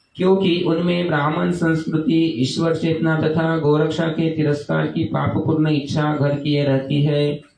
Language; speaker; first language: Hindi; non-native, local second language; Marathi